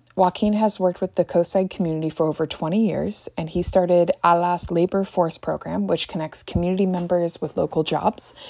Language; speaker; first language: English; native; English